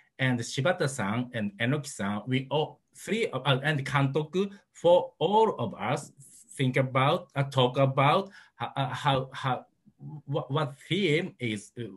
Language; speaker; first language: English; non-native, learner; Japanese